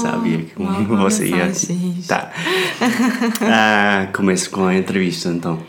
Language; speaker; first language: Portuguese; non-native, fluent; English